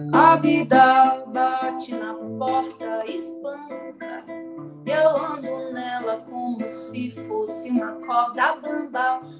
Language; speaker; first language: Portuguese; native; Portuguese